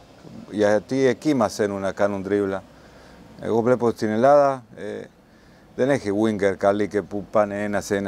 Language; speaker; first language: Greek; non-native, learner; Spanish